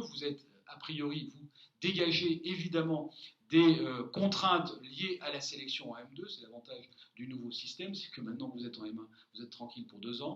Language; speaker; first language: French; native; French